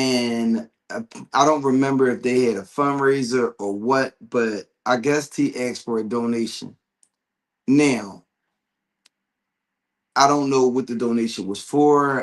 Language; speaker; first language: English; native; English